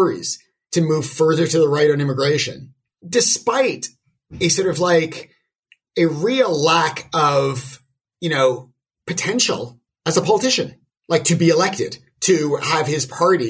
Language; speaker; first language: English; native; English